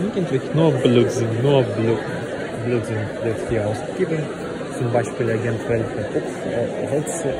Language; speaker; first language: German; non-native, learner; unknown